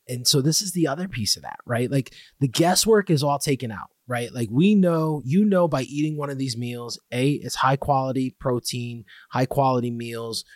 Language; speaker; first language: English; native; English